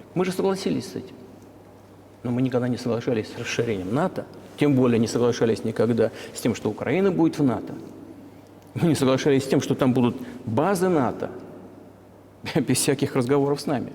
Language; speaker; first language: Russian; native; Russian